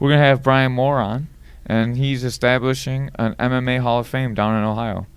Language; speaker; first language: English; native; English